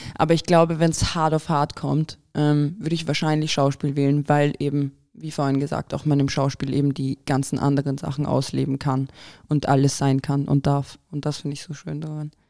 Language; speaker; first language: German; early bilingual, other home language; Croatian